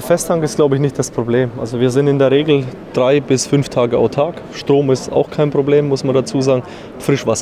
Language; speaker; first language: German; native; German